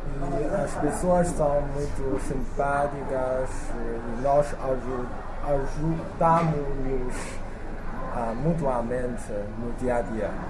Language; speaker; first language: Portuguese; non-native, learner; Chinese